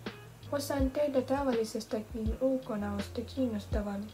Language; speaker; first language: Finnish; non-native, learner; Russian